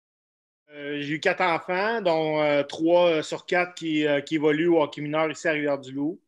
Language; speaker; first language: French; native; French